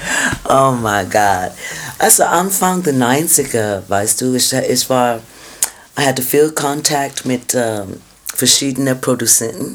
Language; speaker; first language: German; non-native, fluent; English